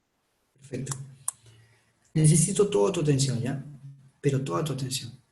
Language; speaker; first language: Spanish; native; Spanish